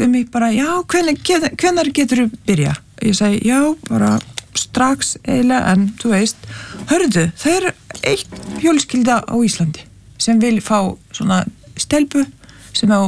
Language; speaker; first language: Icelandic; non-native, fluent; Lithuanian